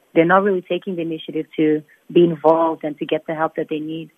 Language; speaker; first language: English; non-native, fluent; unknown